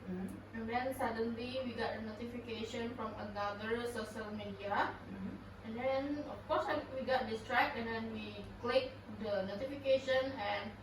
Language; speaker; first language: English; non-native, learner; Indonesian